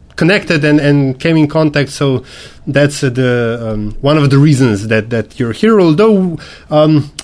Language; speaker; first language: English; non-native, fluent; Slovenian